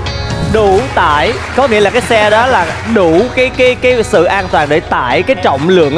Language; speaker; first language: Vietnamese; native; Vietnamese